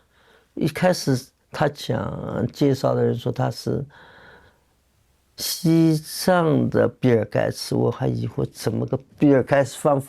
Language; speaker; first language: Chinese; native; Chinese